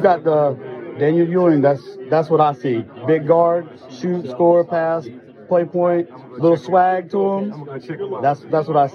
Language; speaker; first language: English; native; English